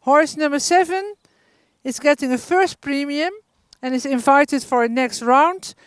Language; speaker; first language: English; non-native, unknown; Dutch